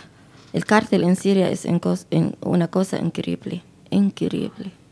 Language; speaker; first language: Spanish; non-native, fluent; Arabic